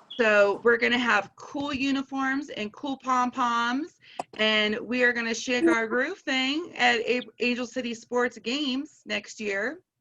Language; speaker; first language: English; native; English